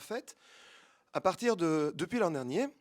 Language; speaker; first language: French; native; French